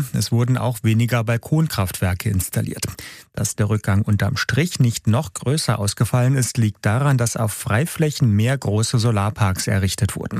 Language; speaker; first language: German; native; German